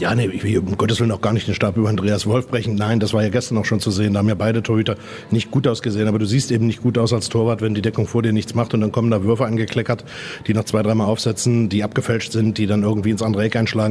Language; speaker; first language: German; native; German